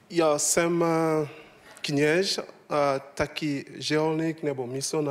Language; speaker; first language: Czech; non-native, learner; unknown